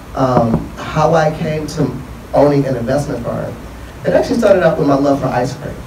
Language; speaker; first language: English; native; English